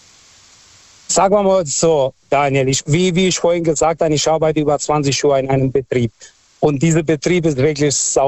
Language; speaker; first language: German; non-native, fluent; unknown